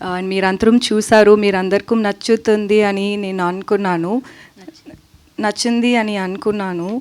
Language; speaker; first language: Telugu; non-native, learner; Tamil